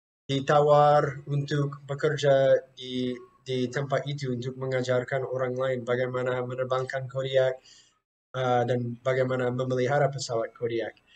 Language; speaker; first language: Indonesian; non-native, fluent; English